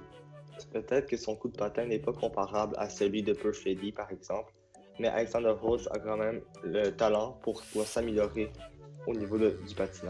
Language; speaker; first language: French; native; French